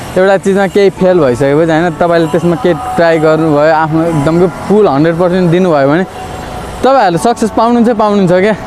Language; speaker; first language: Nepali; native; Nepali